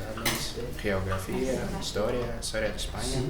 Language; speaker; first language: Spanish; non-native, learner; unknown